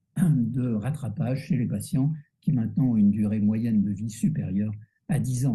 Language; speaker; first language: French; native; French